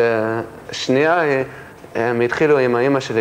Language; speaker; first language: Hebrew; early bilingual, heritage; English